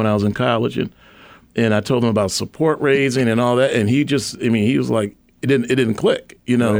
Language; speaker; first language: English; native; English